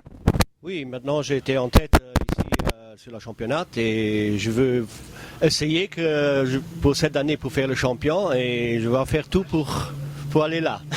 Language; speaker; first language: French; non-native, learner; Luxembourgish